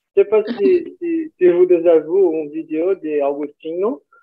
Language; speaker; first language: French; non-native, learner; Portuguese